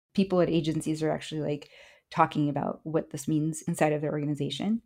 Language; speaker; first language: English; early bilingual, other home language; Spanish